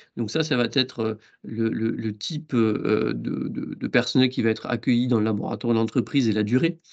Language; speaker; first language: French; native; French